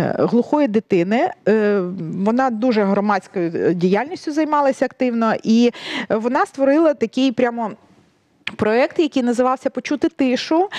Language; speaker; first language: Ukrainian; native; Ukrainian